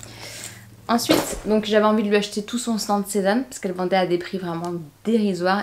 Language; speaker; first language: French; native; French